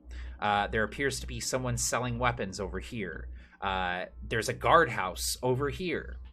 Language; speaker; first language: English; native; English